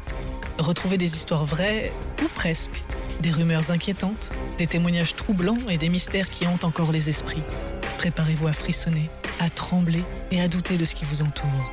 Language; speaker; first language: French; native; French